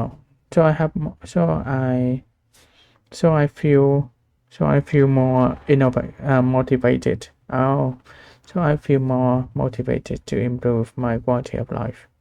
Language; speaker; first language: English; non-native, learner; Vietnamese